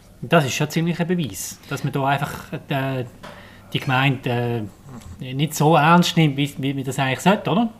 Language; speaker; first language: German; native; German